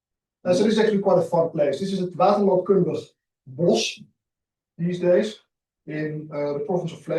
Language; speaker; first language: English; non-native, fluent; Dutch